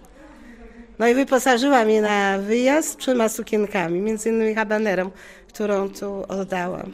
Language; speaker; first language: Polish; native; Polish